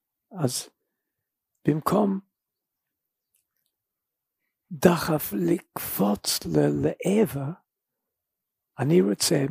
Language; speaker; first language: Hebrew; non-native, fluent; English